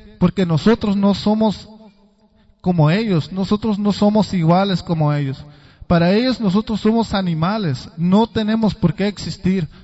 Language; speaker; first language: Spanish; non-native, local second language; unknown